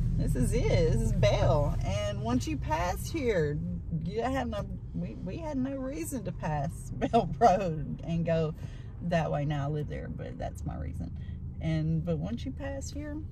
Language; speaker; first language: English; native; English